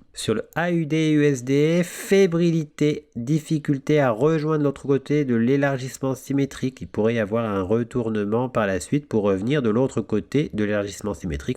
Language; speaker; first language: French; native; French